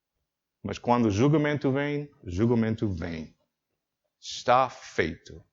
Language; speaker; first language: Portuguese; non-native, learner; English